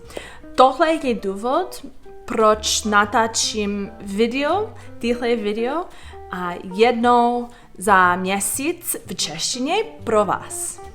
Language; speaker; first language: Czech; non-native, fluent; English